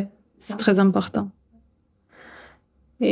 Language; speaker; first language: French; non-native, learner; Russian